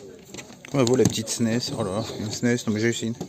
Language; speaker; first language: French; native; French